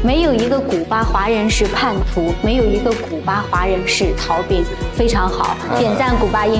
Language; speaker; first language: Chinese; native; Chinese